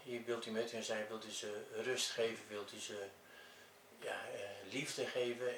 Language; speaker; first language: Dutch; native; Dutch